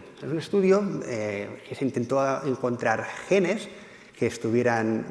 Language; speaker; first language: Spanish; native; Spanish